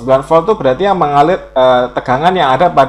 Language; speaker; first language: Indonesian; native; Indonesian